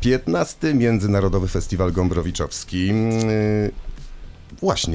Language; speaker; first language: Polish; native; Polish